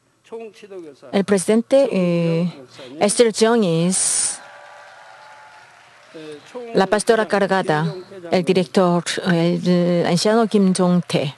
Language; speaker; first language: Spanish; non-native, learner; Korean